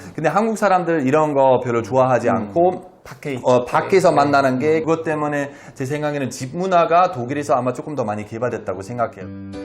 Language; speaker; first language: Korean; non-native, fluent; German